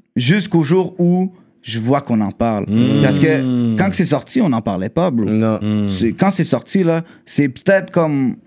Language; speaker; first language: French; native; French